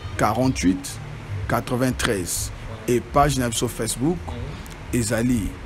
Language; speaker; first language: Lingala; native; Lingala